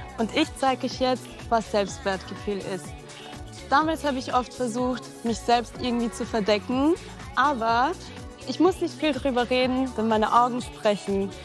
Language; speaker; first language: German; native; German